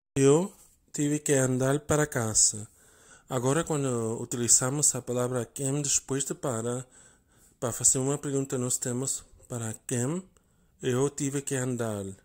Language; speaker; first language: Portuguese; non-native, learner; English